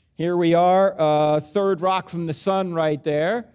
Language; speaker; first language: English; native; English